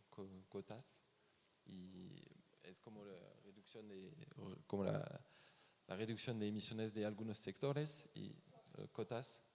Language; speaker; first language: Spanish; non-native, fluent; French